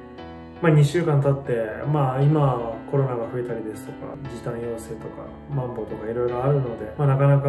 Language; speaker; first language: Japanese; native; Japanese